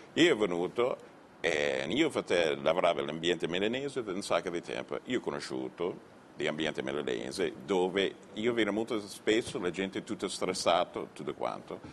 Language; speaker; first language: Italian; non-native, learner; English